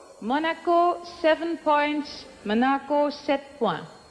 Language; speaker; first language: English; non-native, fluent; Dutch